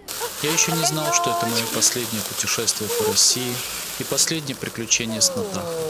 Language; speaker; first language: Russian; native; Russian